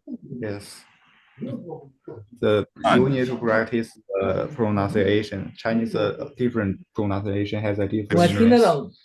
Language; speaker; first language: English; non-native, learner; Chinese